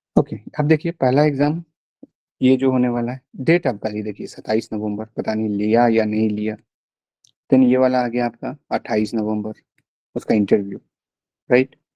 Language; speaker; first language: Hindi; non-native, local second language; Bangla